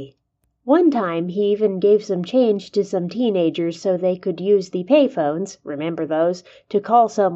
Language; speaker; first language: English; native; English